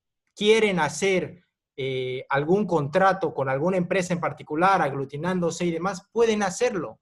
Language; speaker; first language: Spanish; native; Spanish